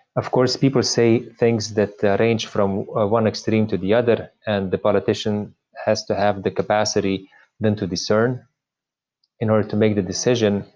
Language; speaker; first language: English; non-native, fluent; Slovenian